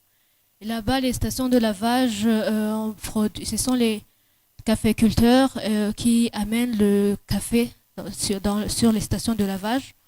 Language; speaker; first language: French; non-native, local second language; Rundi